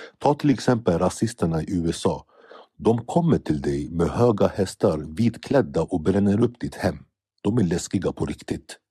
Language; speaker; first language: Swedish; early bilingual, other home language; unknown